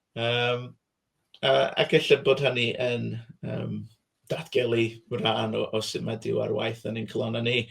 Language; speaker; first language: Welsh; non-native, fluent; English